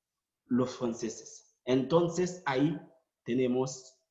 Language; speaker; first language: Spanish; non-native, fluent; Haitian Creole